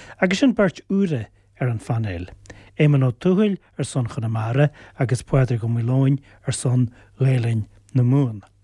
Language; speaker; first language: Irish; native; Irish